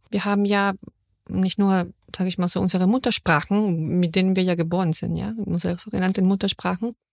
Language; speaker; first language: German; non-native, fluent; Spanish